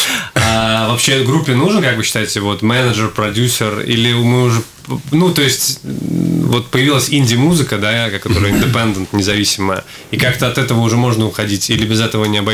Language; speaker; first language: Russian; native; Russian